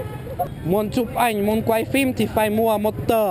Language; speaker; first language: Vietnamese; non-native, fluent; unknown